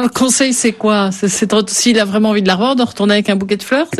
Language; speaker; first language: French; native; French